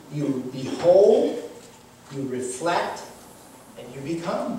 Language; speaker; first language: English; native; English